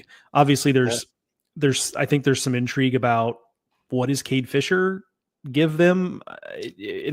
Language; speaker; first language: English; native; English